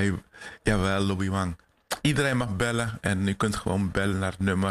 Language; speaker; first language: Dutch; native; Dutch